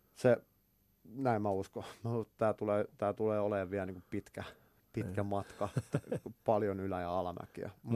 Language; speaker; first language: Finnish; native; Finnish